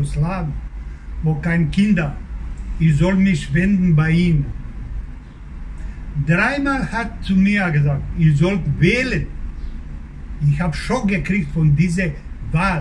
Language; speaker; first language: German; non-native, learner; Croatian